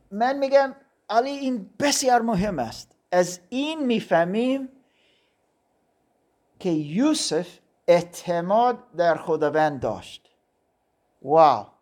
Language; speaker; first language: Persian; non-native, learner; German